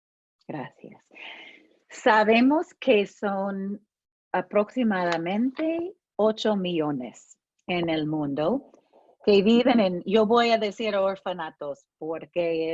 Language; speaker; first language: Spanish; non-native, fluent; English